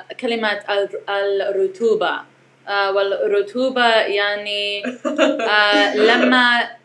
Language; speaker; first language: Arabic; non-native, learner; English